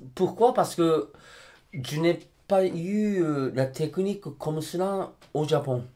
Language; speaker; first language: French; non-native, fluent; Japanese